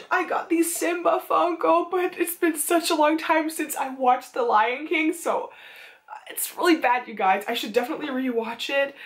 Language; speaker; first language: English; non-native, fluent; Dutch